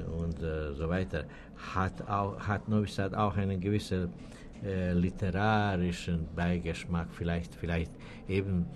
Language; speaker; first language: German; non-native, fluent; Serbian